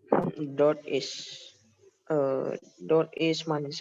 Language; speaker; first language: German; non-native, learner; Indonesian